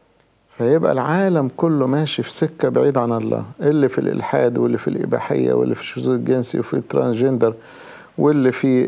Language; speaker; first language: Arabic; native; Arabic